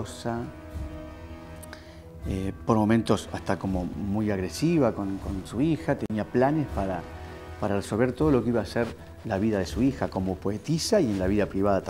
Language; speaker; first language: Spanish; native; Spanish